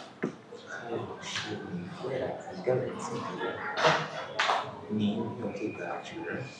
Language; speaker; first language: Chinese; non-native, learner; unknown